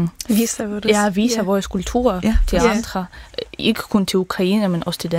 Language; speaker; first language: Danish; early bilingual, other home language; Ukrainian